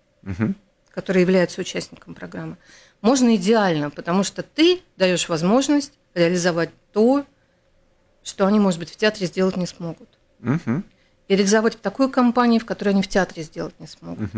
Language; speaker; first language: Russian; native; Russian